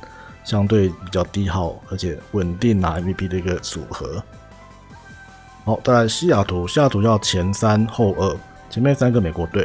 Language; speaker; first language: Chinese; native; Chinese